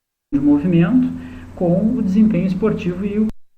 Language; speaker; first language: Portuguese; native; Portuguese